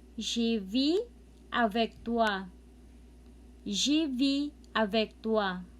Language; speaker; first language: French; non-native, learner; Cebuano